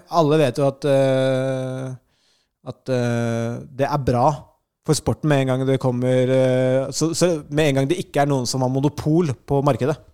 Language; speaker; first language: Norwegian; native; Norwegian